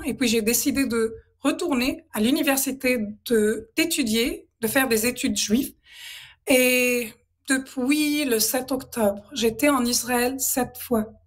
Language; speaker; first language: French; non-native, local second language; Arabic